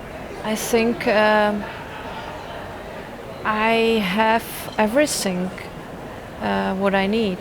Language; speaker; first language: English; non-native, fluent; Czech